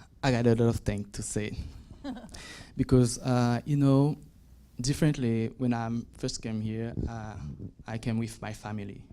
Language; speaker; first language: English; non-native, learner; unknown